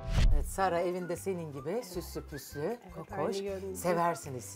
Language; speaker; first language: Turkish; native; Turkish